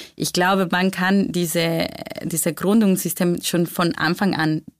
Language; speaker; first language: German; non-native, fluent; Spanish